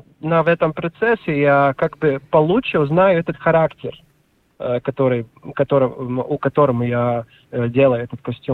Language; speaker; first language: Russian; non-native, local second language; Latvian